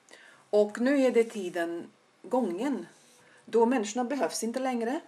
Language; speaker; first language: Swedish; non-native, fluent; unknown